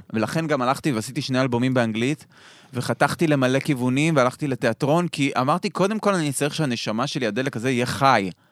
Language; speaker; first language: Hebrew; native; Hebrew